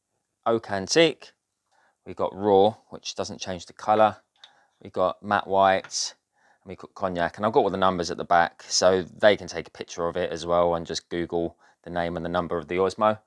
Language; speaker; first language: English; native; English